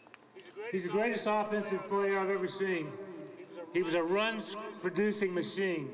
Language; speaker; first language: English; native; English